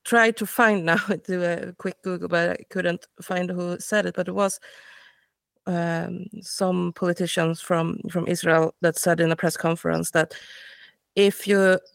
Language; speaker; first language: English; non-native, fluent; Swedish